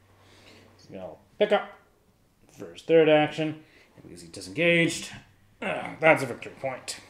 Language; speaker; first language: English; native; English